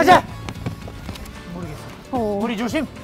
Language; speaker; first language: Korean; non-native, fluent; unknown